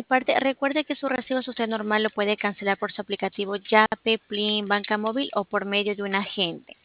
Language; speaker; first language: Spanish; native; Spanish